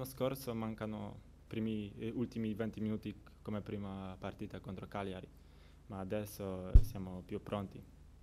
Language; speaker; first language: Italian; non-native, learner; Polish